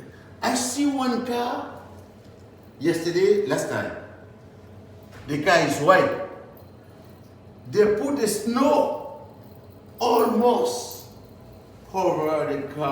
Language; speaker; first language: English; non-native, learner; Haitian Creole